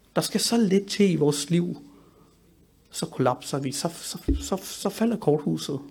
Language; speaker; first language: Danish; early bilingual, other home language; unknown